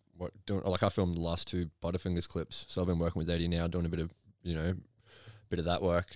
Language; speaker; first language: English; native; English